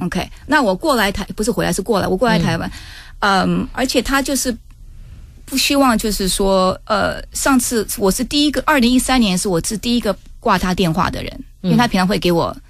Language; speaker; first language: Chinese; early bilingual, heritage; English